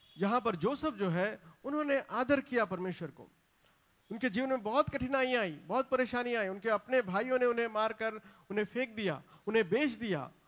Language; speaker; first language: Hindi; non-native, local second language; Telugu